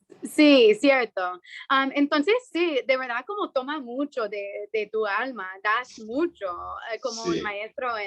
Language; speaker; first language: Spanish; non-native, fluent; English